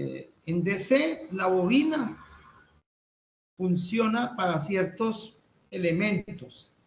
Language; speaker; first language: Spanish; native; Spanish